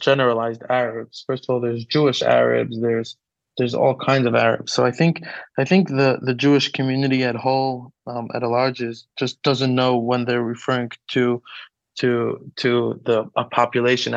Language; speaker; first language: English; native; English